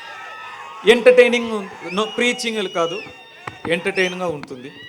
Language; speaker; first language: Telugu; non-native, learner; Tamil